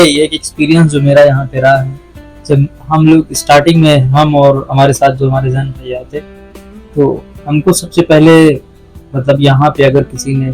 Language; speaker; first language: Hindi; native; Hindi